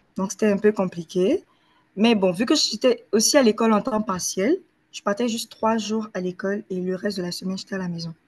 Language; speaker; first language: French; native; French